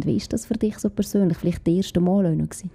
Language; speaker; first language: German; native; German